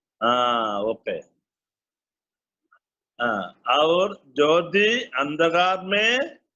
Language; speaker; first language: Hindi; non-native, learner; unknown